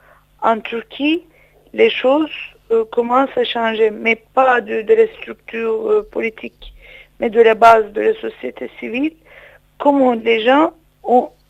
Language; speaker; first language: French; non-native, fluent; Turkish